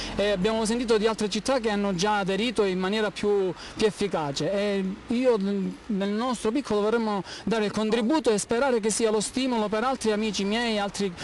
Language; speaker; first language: Italian; native; Italian